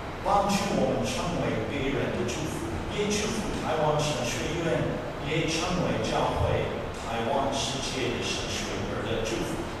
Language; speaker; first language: Chinese; non-native, fluent; English